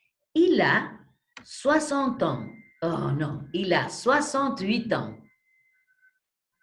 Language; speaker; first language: French; non-native, fluent; Spanish